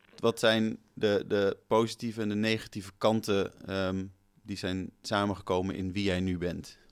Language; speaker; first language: Dutch; native; Dutch